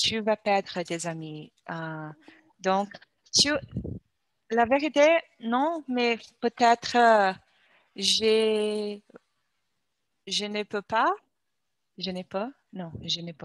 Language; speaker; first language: French; non-native, learner; Portuguese